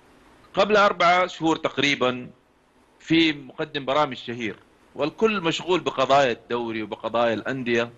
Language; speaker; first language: Arabic; native; Arabic